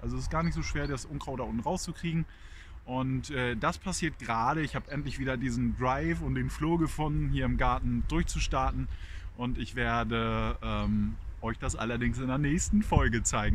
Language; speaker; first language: German; native; German